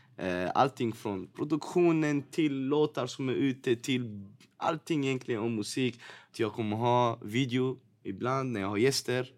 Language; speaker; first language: Swedish; native; Swedish